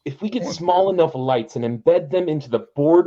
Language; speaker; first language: English; native; English